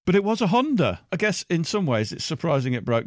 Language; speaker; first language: English; native; English